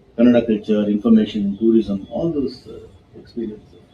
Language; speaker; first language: English; non-native, local second language; Kannada